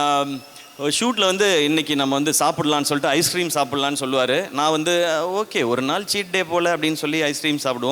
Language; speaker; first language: Tamil; native; Tamil